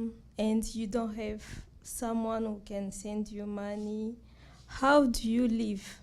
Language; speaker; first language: English; non-native, learner; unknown